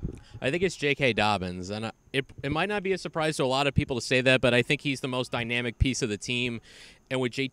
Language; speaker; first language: English; native; English